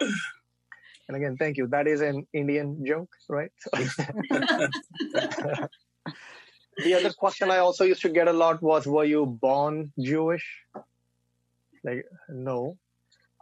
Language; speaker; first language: English; non-native, local second language; Marathi